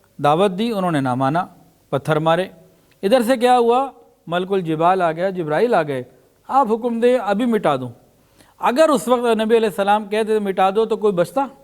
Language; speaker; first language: Urdu; native; Urdu